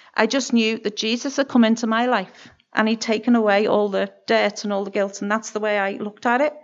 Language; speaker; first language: English; native; English